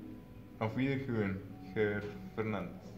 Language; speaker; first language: German; non-native, learner; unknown